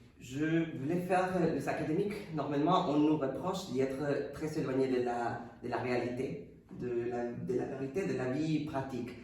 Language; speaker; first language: French; non-native, fluent; Spanish